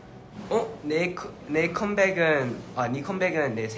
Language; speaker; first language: Korean; early bilingual, heritage; Korean